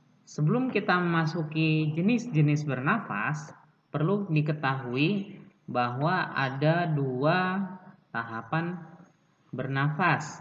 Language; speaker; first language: Indonesian; native; Indonesian